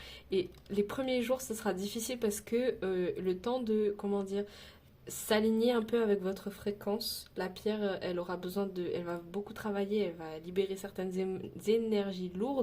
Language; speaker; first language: French; native; French